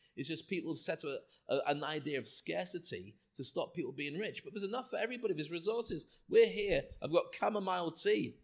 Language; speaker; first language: English; native; English